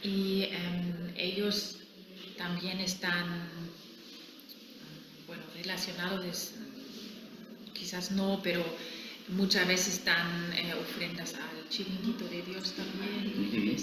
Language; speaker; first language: Spanish; non-native, fluent; German